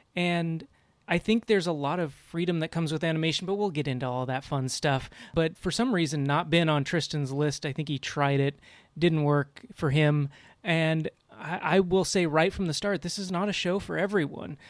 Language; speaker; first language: English; native; English